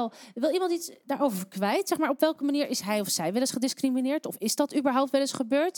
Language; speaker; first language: Dutch; native; Dutch